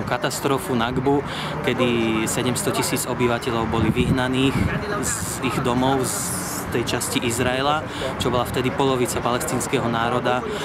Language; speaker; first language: Slovak; non-native, fluent; Arabic